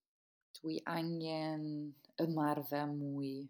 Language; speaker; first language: Welsh; non-native, learner; English